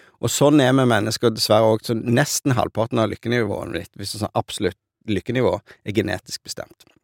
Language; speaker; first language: Norwegian; native; Norwegian